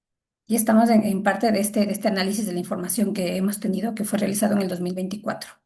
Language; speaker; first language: Spanish; native; Spanish